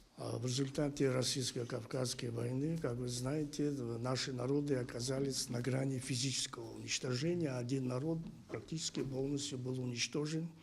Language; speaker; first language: Russian; non-native, local second language; Abkhazian